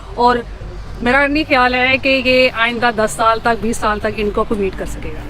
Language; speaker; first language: Urdu; non-native, local second language; Punjabi